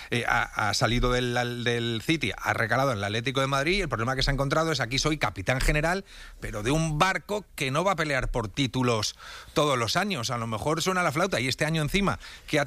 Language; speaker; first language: Spanish; native; Spanish